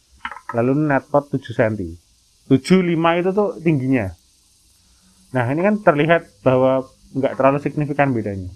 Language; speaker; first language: Indonesian; native; Indonesian